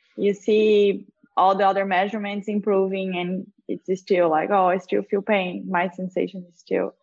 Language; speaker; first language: English; non-native, fluent; Portuguese